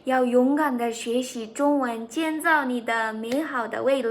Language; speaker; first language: Chinese; non-native, fluent; Mongolian